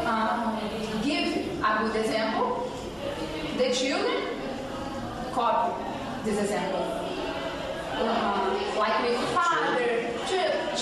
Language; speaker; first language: English; non-native, learner; Portuguese